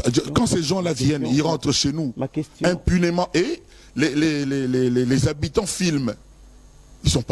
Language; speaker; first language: French; non-native, local second language; Lingala